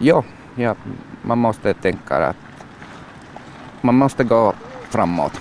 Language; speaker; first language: Swedish; non-native, learner; Finnish